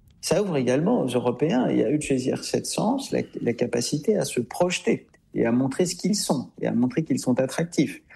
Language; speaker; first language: French; native; French